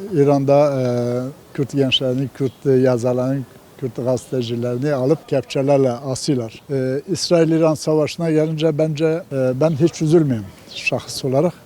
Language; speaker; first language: Turkish; non-native, local second language; Kurdish